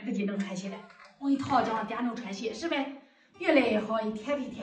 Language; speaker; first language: Chinese; native; Chinese